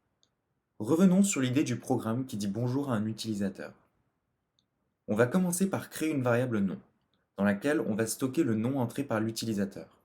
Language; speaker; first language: French; native; French